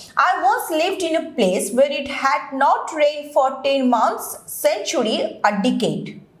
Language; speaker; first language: English; non-native, local second language; Bangla